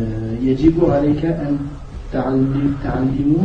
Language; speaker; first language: Arabic; non-native, learner; French